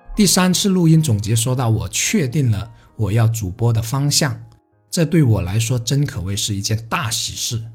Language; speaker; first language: Chinese; non-native, local second language; Cantonese